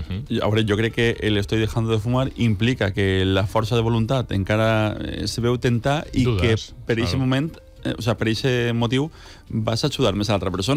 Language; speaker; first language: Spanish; non-native, local second language; Catalan